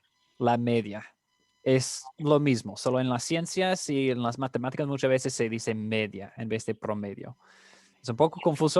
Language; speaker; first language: Spanish; non-native, fluent; English